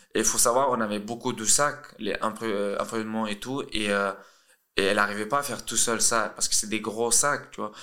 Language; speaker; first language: French; early bilingual, other home language; Russian